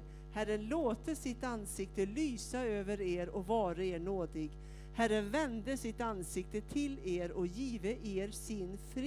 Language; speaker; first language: Swedish; native; Swedish